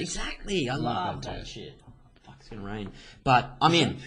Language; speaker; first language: English; native; English